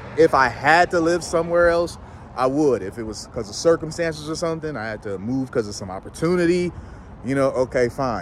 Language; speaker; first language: English; native; English